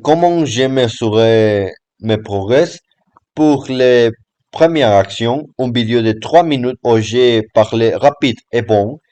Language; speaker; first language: French; non-native, learner; Spanish